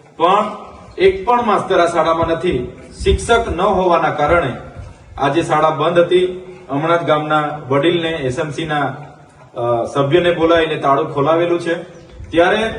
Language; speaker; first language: Gujarati; non-native, local second language; Bhili